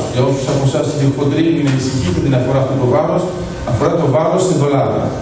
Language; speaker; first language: Greek; early bilingual, heritage; Greek